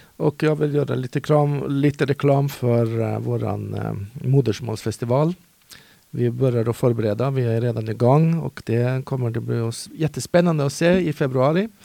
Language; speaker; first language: Swedish; native; Swedish